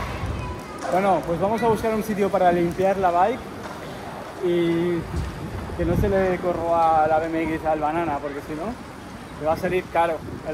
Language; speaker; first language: Spanish; native; Spanish